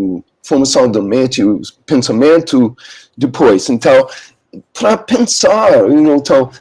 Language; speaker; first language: Portuguese; non-native, learner; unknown